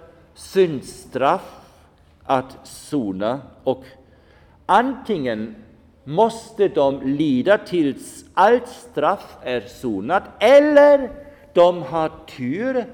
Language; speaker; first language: Swedish; non-native, fluent; German